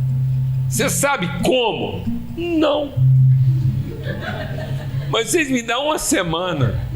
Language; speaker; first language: Portuguese; native; Portuguese